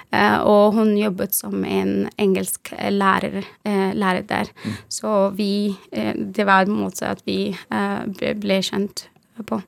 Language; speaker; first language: Norwegian; non-native, fluent; Arabic